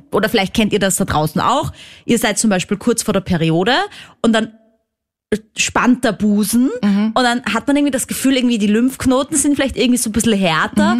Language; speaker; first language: German; native; German